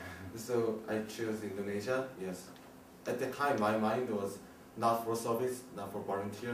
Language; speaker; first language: English; non-native, learner; Korean